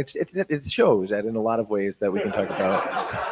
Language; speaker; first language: English; native; English